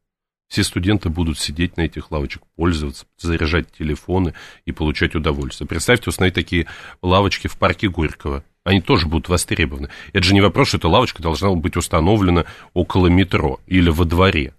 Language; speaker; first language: Russian; native; Russian